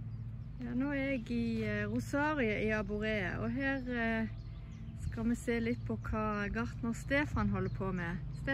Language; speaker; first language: Norwegian; native; Norwegian